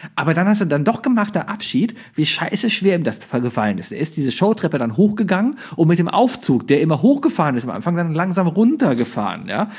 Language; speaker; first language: German; native; German